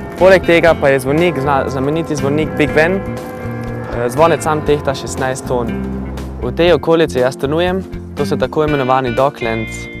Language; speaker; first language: Slovenian; native; Slovenian